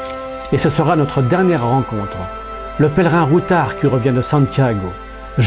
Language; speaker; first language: French; native; French